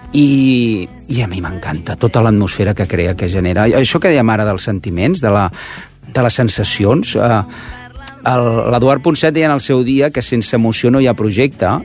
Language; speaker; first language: Catalan; native; Catalan